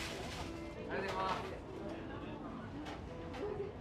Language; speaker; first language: Japanese; native; Japanese